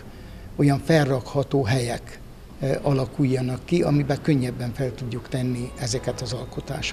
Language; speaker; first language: Hungarian; native; Hungarian